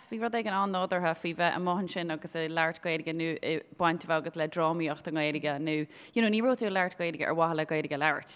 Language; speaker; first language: Irish; native; Irish